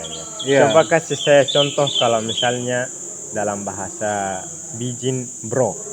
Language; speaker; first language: Indonesian; non-native, fluent; Arabic